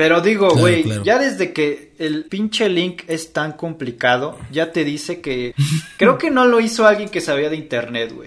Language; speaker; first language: Spanish; native; Spanish